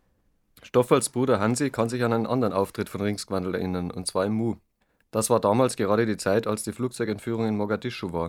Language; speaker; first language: German; native; German